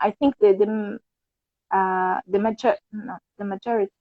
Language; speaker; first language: English; non-native, fluent; Portuguese